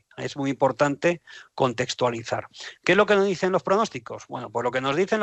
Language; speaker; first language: Spanish; native; Spanish